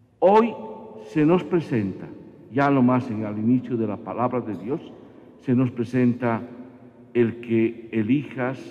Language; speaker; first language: Spanish; native; Spanish